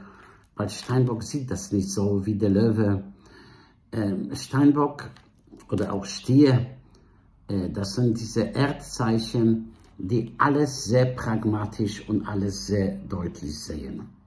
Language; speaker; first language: German; non-native, fluent; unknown